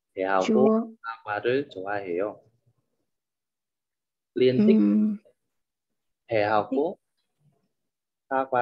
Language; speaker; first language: Korean; non-native, fluent; Vietnamese